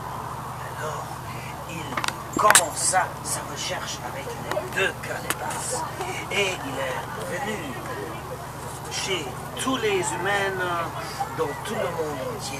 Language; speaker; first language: French; non-native, local second language; Luxembourgish